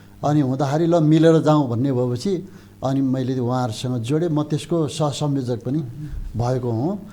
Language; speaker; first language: Nepali; non-native, local second language; Eastern Tamang